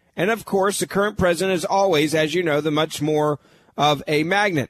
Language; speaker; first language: English; native; English